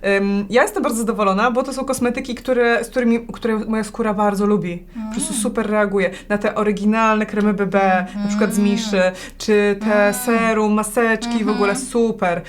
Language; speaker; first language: Polish; native; Polish